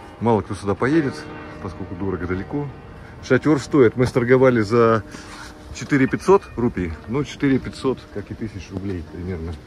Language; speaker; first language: Russian; native; Russian